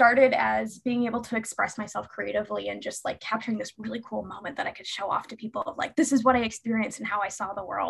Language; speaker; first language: English; native; English